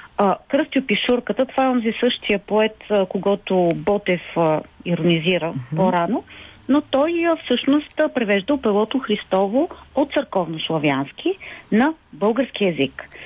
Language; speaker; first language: Bulgarian; native; Bulgarian